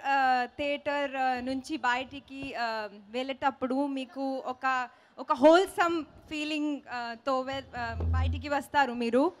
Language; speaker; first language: Telugu; non-native, learner; Hindi